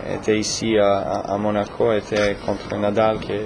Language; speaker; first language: French; non-native, learner; Serbian